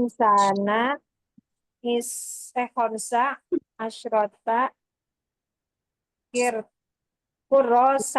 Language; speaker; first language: Arabic; non-native, learner; Indonesian